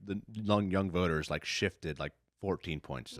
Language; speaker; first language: English; native; English